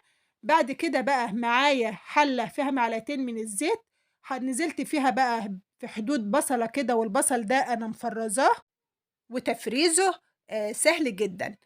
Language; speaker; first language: Arabic; native; Arabic